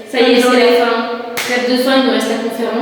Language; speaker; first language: French; native; French